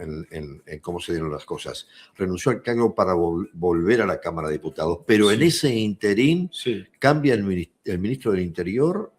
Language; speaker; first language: Spanish; native; Spanish